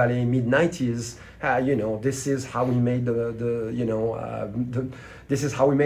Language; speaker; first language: English; non-native, fluent; French